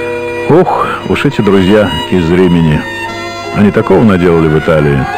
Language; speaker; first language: Russian; native; Russian